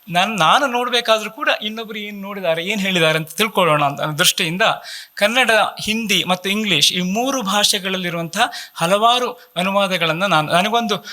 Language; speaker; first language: Kannada; native; Kannada